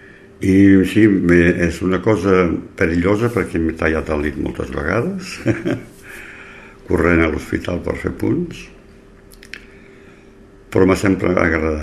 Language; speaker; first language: Catalan; native; Catalan